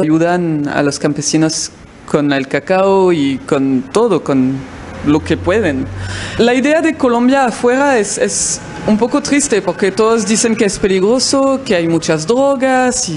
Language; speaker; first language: Spanish; non-native, fluent; French